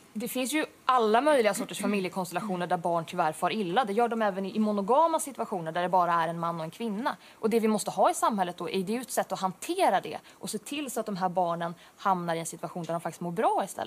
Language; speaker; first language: Swedish; native; Swedish